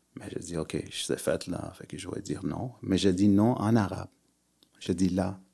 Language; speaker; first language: French; early bilingual, other home language; Persian